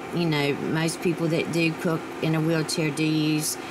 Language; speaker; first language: English; native; English